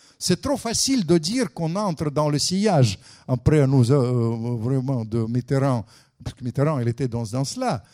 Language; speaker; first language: French; non-native, fluent; Russian